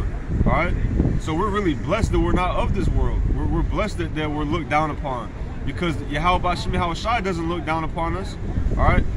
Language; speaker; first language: English; native; English